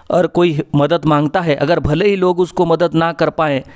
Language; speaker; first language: Hindi; non-native, local second language; Odia